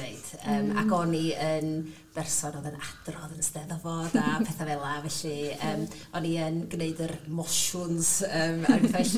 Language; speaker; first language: Welsh; native; Welsh